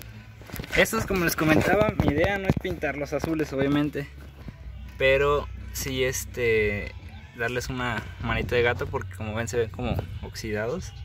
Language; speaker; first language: Spanish; native; Spanish